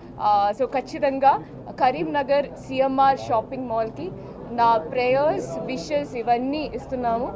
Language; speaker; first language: Telugu; non-native, fluent; Malayalam